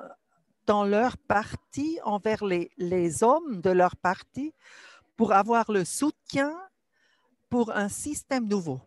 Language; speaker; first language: French; non-native, local second language; German